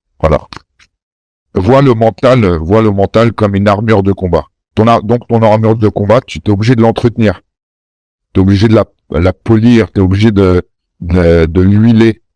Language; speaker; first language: French; native; French